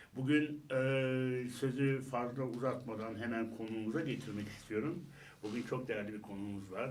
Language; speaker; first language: Turkish; native; Turkish